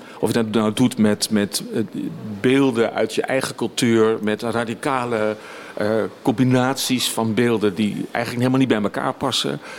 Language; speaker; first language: Dutch; native; Dutch